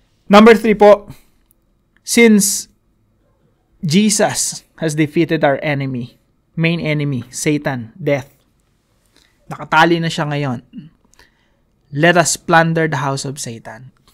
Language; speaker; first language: English; non-native, local second language; Filipino